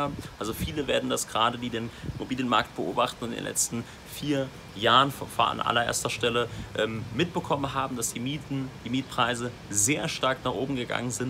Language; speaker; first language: German; native; German